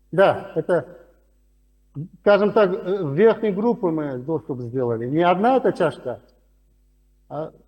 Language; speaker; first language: Russian; non-native, local second language; Uzbek